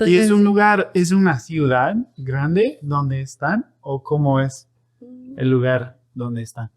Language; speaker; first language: Spanish; non-native, fluent; English